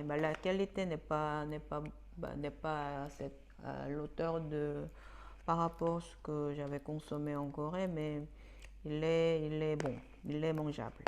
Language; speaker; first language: French; non-native, fluent; Korean